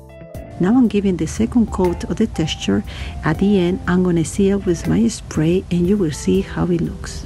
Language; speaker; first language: English; non-native, fluent; Spanish